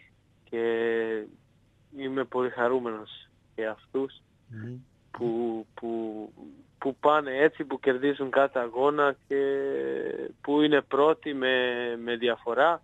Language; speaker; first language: Greek; non-native, fluent; Serbian